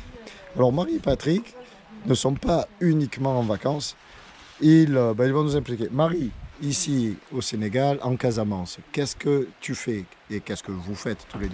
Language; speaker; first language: French; native; French